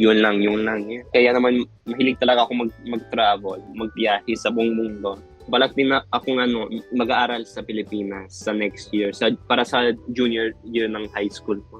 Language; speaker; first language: Filipino; non-native, fluent; Spanish